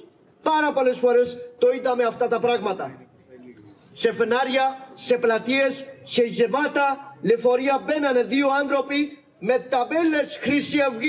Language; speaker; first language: Greek; non-native, learner; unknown